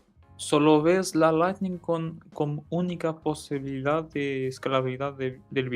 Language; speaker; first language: Spanish; non-native, learner; Portuguese